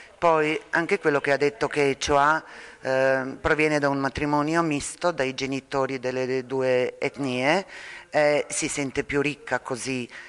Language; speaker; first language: Italian; non-native, fluent; Croatian